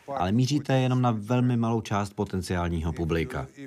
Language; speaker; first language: Czech; non-native, fluent; Russian